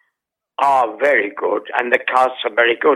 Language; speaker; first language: English; native; English